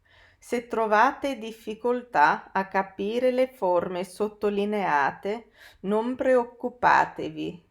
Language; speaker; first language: Italian; non-native, fluent; English